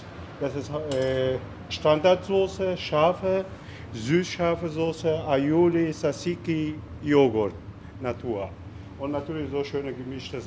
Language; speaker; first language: German; non-native, learner; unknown